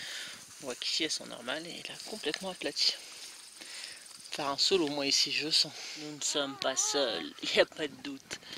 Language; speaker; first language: French; native; French